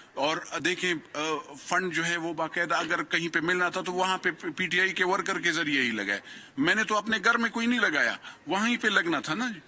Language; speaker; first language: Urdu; non-native, local second language; Pashto